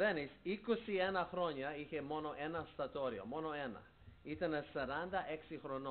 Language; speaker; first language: Greek; early bilingual, heritage; Greek